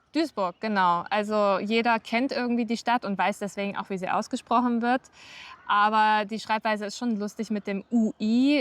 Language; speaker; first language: German; native; German